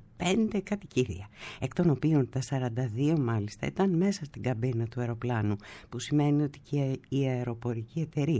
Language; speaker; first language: Greek; native; Greek